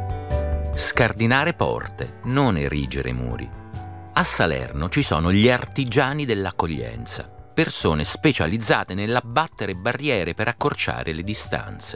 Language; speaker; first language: Italian; native; Italian